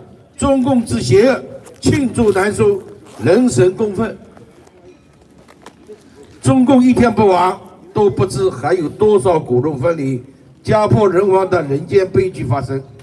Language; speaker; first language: Chinese; native; Chinese